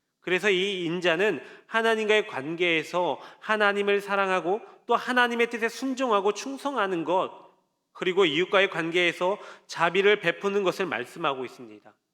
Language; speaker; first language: Korean; native; Korean